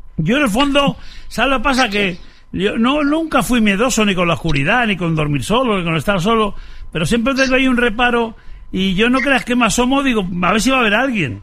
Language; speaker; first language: Spanish; native; Spanish